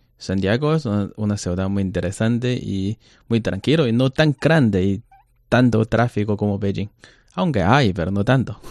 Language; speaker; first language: Spanish; non-native, learner; Chinese